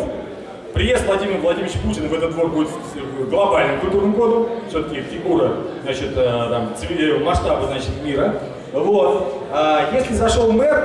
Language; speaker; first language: Russian; native; Russian